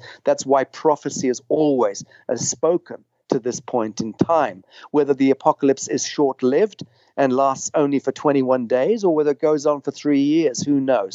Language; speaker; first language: English; native; English